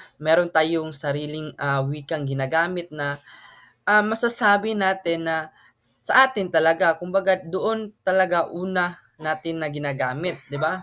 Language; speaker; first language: Filipino; non-native, local second language; Cebuano